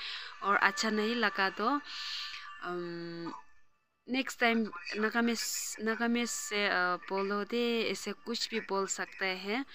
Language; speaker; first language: Hindi; non-native, local second language; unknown